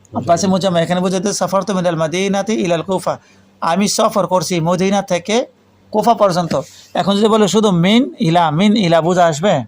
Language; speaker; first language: Bangla; non-native, fluent; Urdu